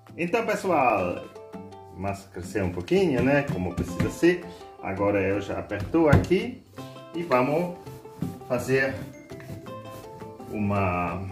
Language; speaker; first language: Portuguese; non-native, learner; German